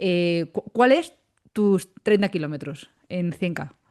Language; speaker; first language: Spanish; native; Spanish